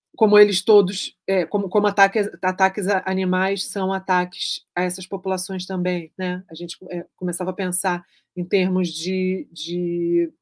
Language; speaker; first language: Portuguese; native; Portuguese